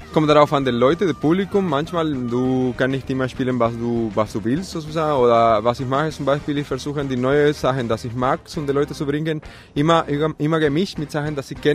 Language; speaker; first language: German; non-native, learner; Spanish